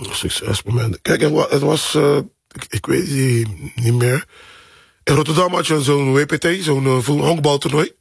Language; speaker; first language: Dutch; non-native, local second language; Papiamento